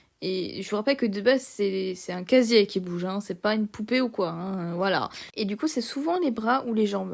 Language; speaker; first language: French; native; French